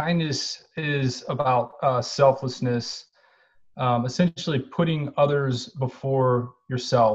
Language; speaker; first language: English; native; English